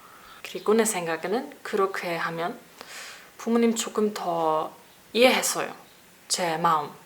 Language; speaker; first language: Korean; non-native, learner; German